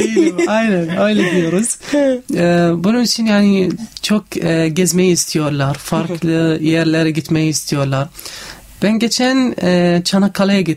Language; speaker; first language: Turkish; non-native, fluent; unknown